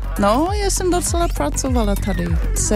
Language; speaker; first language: Czech; non-native, fluent; English